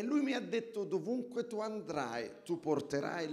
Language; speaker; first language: Italian; native; Italian